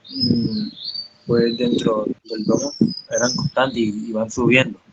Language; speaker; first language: Spanish; native; Spanish